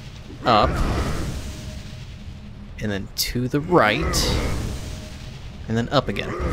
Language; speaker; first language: English; native; English